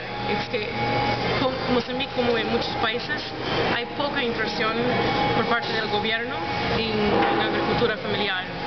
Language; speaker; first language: Spanish; non-native, fluent; English